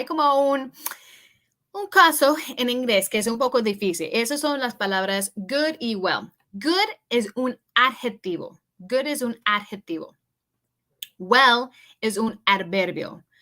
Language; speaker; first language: Spanish; early bilingual, heritage; English